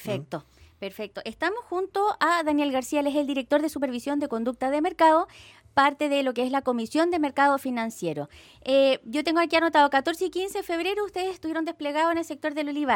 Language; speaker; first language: Spanish; native; Spanish